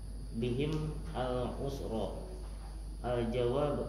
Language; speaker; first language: Arabic; non-native, learner; Indonesian